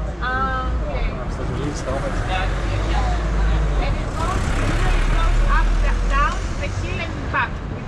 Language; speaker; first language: English; non-native, fluent; Greek